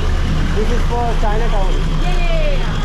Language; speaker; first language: English; non-native, local second language; Hindi